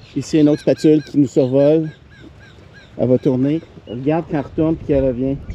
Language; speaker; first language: French; native; French